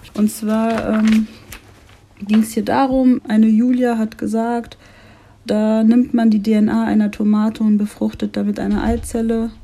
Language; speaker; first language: German; early bilingual, other home language; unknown